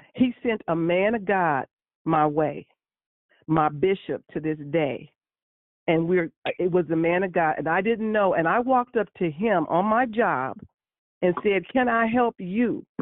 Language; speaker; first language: English; native; English